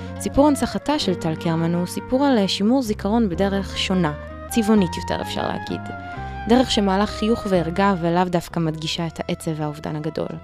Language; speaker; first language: Hebrew; native; Hebrew